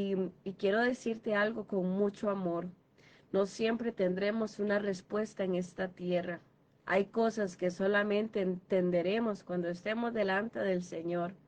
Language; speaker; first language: Spanish; native; Spanish